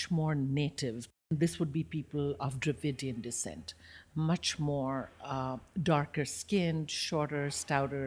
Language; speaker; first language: English; non-native, local second language; Bangla